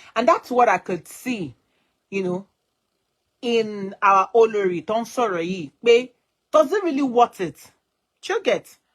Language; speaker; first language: English; non-native, local second language; Yoruba